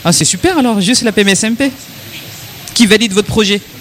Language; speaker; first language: French; native; French